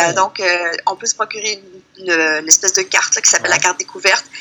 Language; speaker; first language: French; native; French